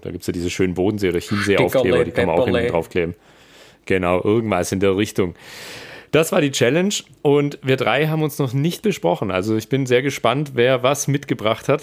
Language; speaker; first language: German; native; German